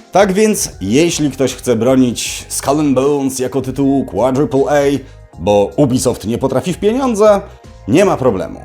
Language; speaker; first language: Polish; native; Polish